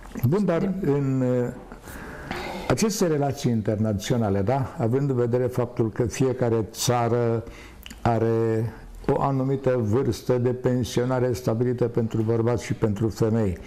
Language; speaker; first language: Romanian; native; Romanian